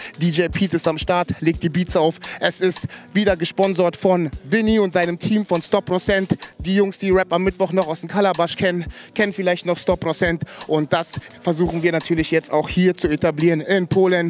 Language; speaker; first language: German; native; German